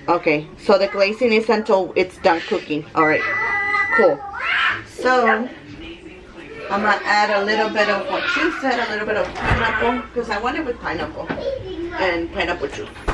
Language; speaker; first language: English; early bilingual, other home language; Spanish